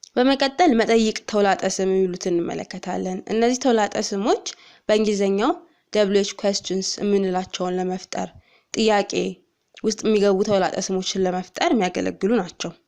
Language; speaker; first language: Amharic; non-native, local second language; Oromo